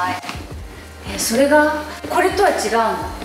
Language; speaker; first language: Japanese; native; Japanese